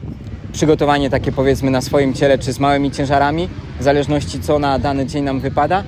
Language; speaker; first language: Polish; native; Polish